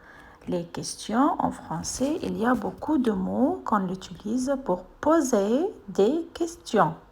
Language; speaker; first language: French; non-native, fluent; Arabic